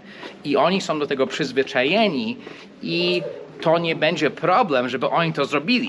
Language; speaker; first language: Polish; non-native, fluent; English